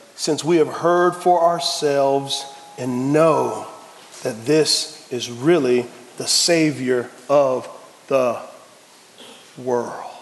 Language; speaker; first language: English; native; English